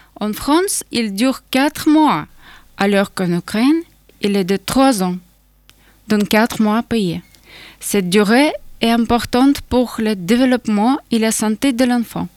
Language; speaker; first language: French; non-native, learner; Ukrainian